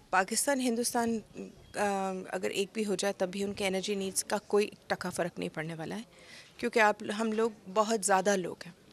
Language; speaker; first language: Hindi; native; Hindi